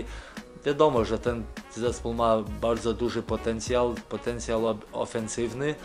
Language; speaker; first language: Polish; non-native, fluent; Lithuanian